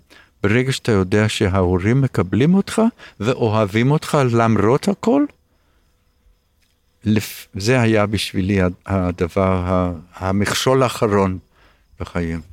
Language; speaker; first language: Hebrew; early bilingual, other home language; English